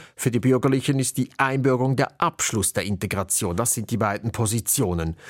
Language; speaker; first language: German; native; German